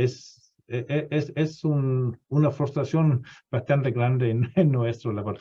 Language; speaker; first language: Spanish; non-native, fluent; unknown